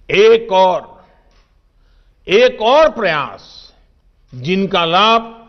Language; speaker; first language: Hindi; non-native, local second language; Gujarati